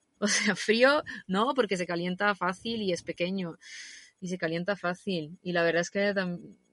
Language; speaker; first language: Spanish; non-native, fluent; Italian